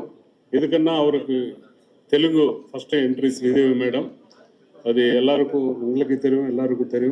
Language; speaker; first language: Tamil; non-native, learner; Telugu